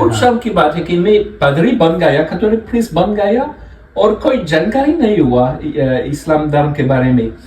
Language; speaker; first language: Hindi; non-native, learner; French